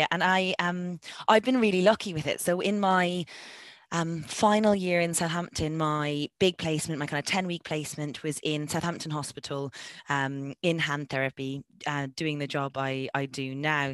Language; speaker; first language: English; native; English